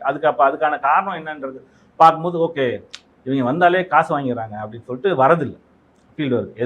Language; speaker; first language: Tamil; non-native, local second language; Telugu